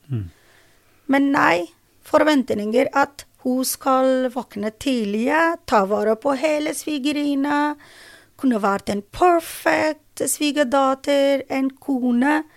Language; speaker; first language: Norwegian; non-native, learner; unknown